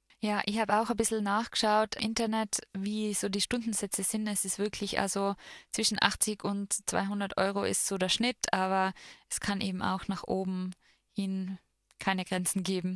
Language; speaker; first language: German; native; German